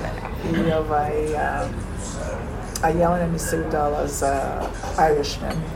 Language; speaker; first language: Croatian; early bilingual, heritage; Serbian